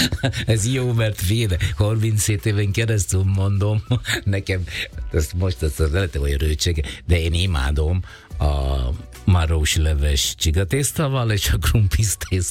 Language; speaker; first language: Hungarian; non-native, fluent; Italian